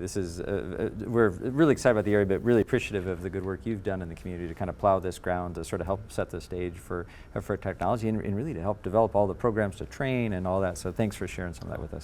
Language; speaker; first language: English; native; English